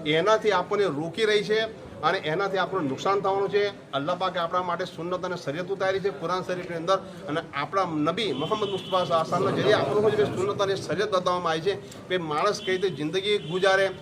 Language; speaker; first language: Gujarati; native; Gujarati